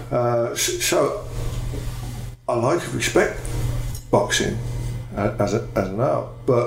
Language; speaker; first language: English; native; English